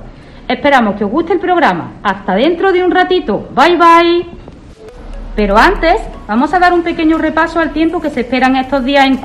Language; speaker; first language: Spanish; native; Spanish